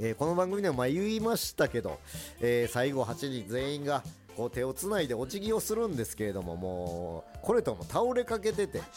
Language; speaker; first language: Japanese; early bilingual, other home language; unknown